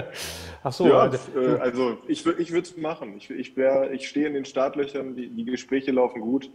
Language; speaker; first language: German; native; German